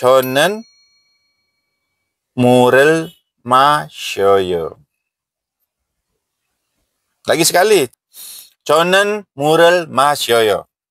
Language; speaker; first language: Korean; non-native, fluent; Indonesian